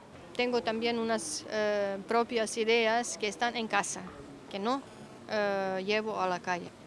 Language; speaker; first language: Spanish; non-native, fluent; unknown